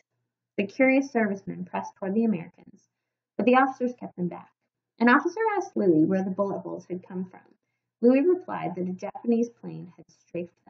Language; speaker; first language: English; native; English